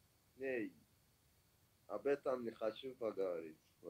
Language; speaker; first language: Russian; non-native, learner; Persian